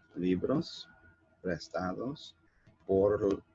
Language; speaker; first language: Spanish; non-native, learner; English